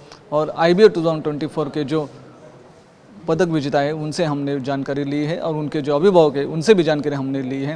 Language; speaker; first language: Hindi; native; Hindi